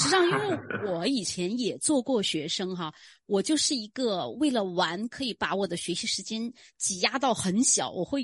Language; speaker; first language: Chinese; native; Chinese